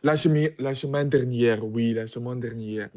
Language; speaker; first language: French; non-native, learner; Russian